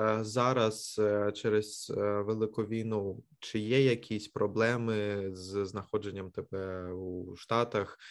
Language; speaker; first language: Ukrainian; native; Ukrainian